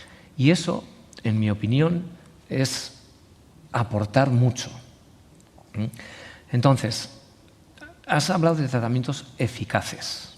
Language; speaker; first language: Spanish; native; Spanish